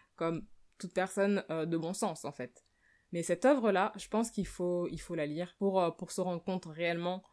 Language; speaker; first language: French; native; French